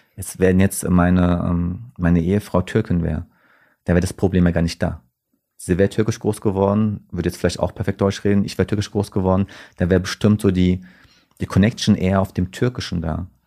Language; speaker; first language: German; early bilingual, other home language; Turkish